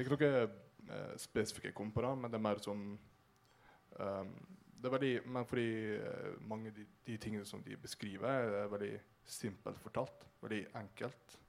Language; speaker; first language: Norwegian; non-native, learner; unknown